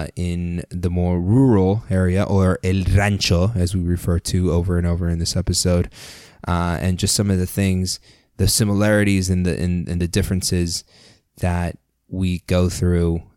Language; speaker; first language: English; early bilingual, other home language; Spanish